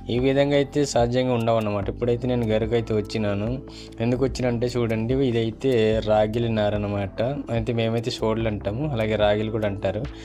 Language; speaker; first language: Telugu; non-native, local second language; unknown